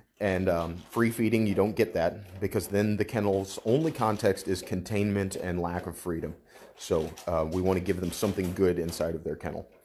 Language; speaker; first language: English; native; English